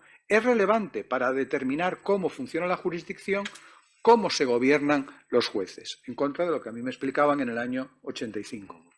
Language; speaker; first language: Spanish; native; Spanish